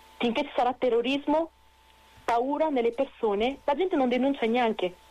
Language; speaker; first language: Italian; non-native, fluent; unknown